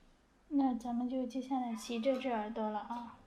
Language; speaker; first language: Chinese; native; Chinese